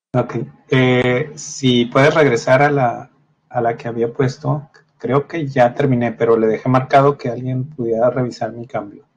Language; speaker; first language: Spanish; native; Spanish